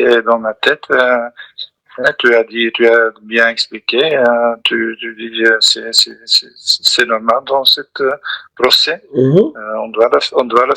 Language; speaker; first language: French; non-native, local second language; Dutch